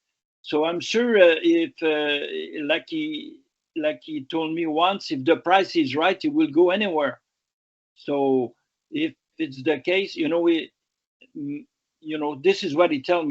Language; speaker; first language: English; non-native, local second language; French